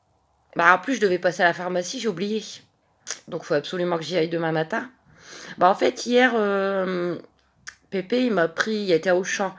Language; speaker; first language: French; native; French